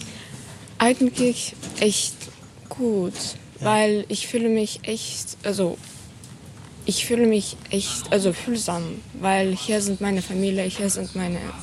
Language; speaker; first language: German; non-native, learner; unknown